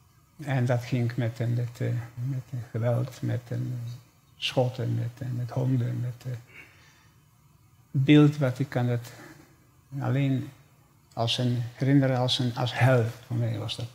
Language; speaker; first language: Dutch; non-native, fluent; Polish